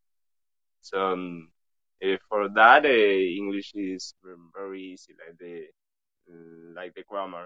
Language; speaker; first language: English; non-native, fluent; Spanish